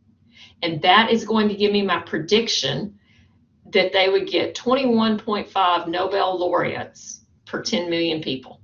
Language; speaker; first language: English; native; English